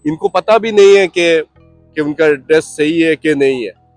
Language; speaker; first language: Hindi; non-native, local second language; Bangla